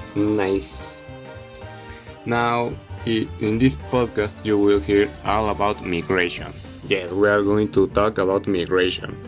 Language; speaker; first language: English; non-native, learner; Spanish